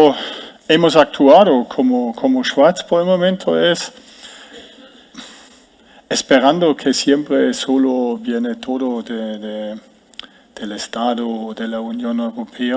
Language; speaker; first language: Spanish; non-native, fluent; German